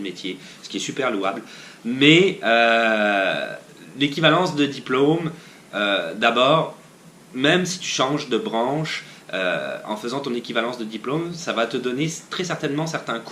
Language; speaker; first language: French; native; French